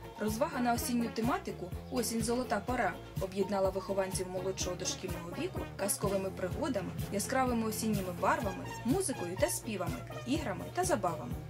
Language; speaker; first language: Ukrainian; native; Ukrainian